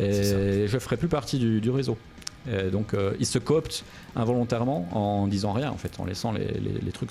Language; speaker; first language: French; native; French